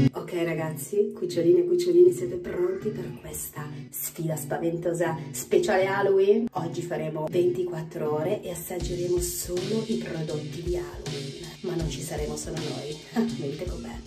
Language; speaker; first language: Italian; native; Italian